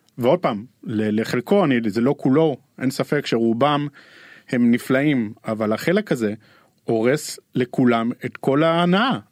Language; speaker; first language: Hebrew; native; Hebrew